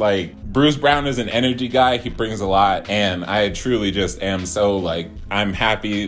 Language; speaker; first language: English; native; English